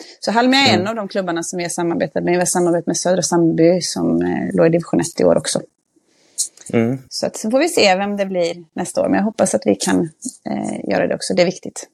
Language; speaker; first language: Swedish; native; Swedish